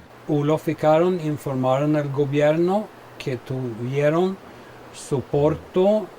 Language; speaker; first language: Spanish; non-native, fluent; Swedish